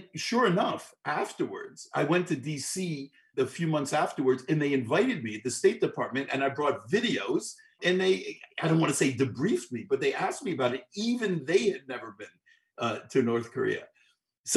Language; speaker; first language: English; native; English